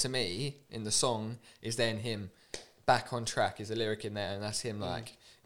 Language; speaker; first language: English; native; English